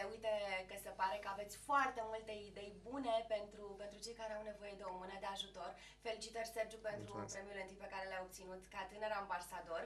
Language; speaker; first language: Romanian; native; Romanian